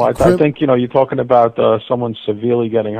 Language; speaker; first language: English; native; English